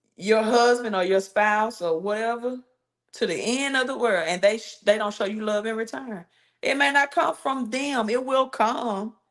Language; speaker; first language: English; native; English